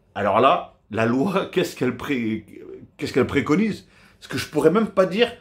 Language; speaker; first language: French; native; French